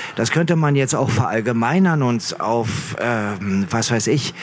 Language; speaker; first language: German; early bilingual, other home language; Arabic